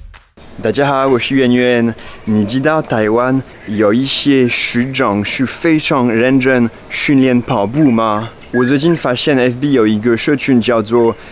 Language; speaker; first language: Chinese; non-native, fluent; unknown